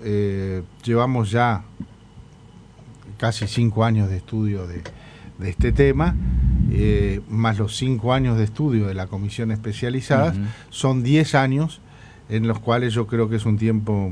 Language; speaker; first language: Spanish; native; Spanish